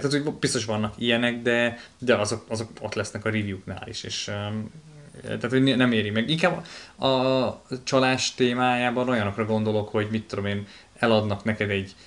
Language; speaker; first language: Hungarian; native; Hungarian